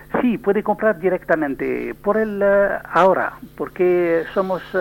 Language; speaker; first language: Spanish; non-native, learner; French